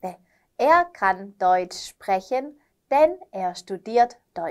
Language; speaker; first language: German; non-native, learner; Korean